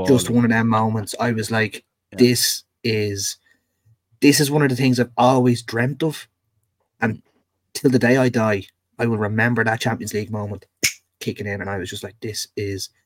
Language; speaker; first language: English; native; English